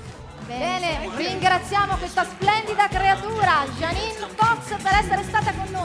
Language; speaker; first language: Italian; native; Italian